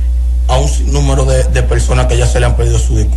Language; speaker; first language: Spanish; native; Spanish